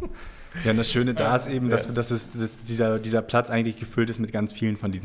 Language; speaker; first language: German; native; German